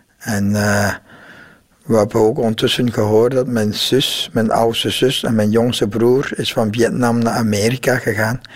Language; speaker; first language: Dutch; non-native, fluent; Vietnamese